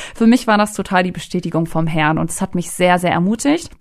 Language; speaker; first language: German; native; German